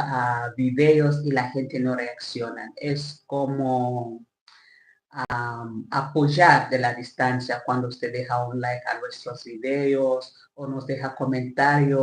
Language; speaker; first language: Spanish; non-native, learner; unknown